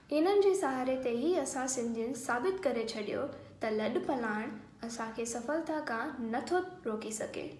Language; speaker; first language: Sindhi; early bilingual, heritage; Sindhi